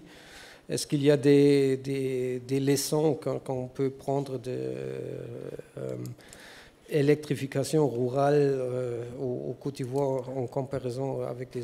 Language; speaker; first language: French; non-native, learner; German